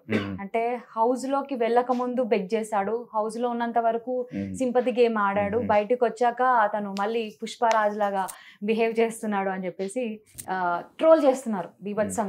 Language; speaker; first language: Telugu; native; Telugu